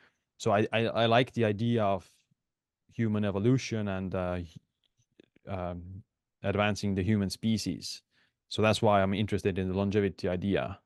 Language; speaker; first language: English; non-native, fluent; Estonian